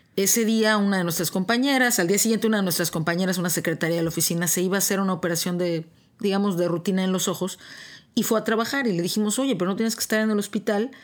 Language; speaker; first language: Spanish; native; Spanish